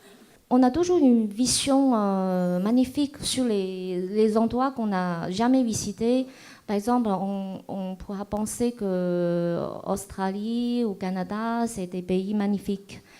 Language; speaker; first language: French; non-native, fluent; Chinese